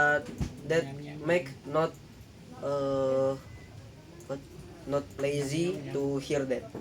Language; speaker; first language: English; non-native, learner; Indonesian